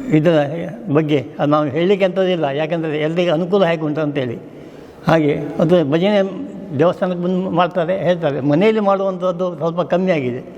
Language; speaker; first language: Kannada; non-native, local second language; Konkani